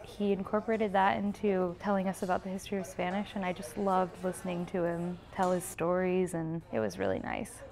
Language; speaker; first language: English; native; English